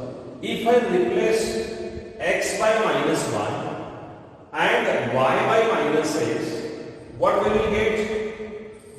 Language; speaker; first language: English; non-native, local second language; Marathi